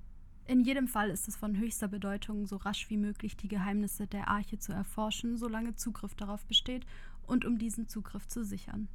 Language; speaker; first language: German; native; German